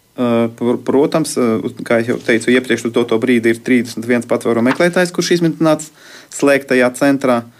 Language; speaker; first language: Latvian; non-native, local second language; Russian